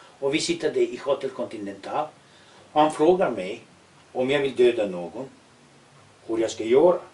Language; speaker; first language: Swedish; non-native, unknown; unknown